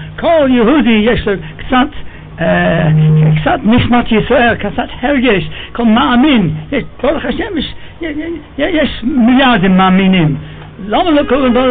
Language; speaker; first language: Hebrew; non-native, fluent; English